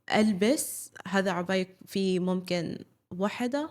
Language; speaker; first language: Arabic; early bilingual, other home language; English